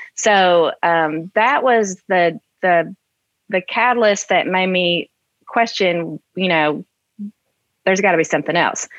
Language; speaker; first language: English; native; English